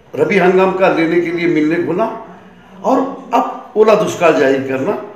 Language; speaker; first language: Hindi; non-native, local second language; Marathi